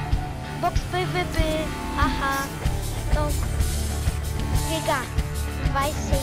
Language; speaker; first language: French; non-native, learner; English